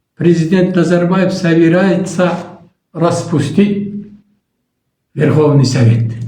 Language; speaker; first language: Russian; non-native, local second language; Kazakh